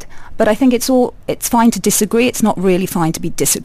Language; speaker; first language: English; native; English